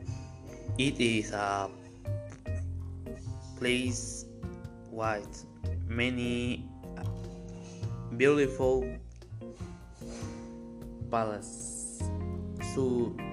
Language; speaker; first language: English; non-native, learner; Spanish